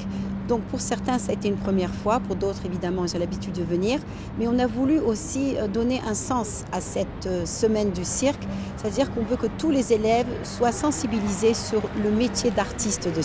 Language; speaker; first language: French; native; French